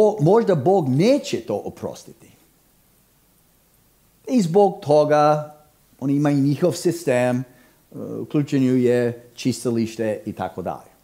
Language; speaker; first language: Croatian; non-native, fluent; English